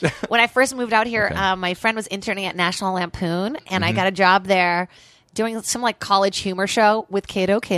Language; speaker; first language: English; non-native, fluent; Portuguese